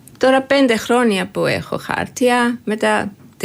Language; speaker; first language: Greek; non-native, learner; Georgian